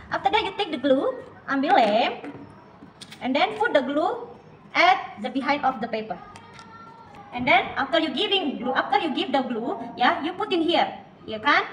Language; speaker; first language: English; non-native, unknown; Indonesian